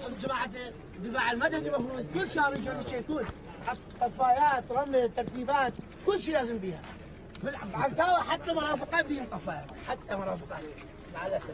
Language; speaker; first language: Arabic; native; Arabic